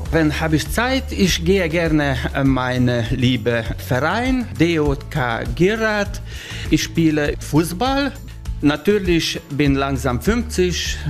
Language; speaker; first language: German; non-native, learner; Hungarian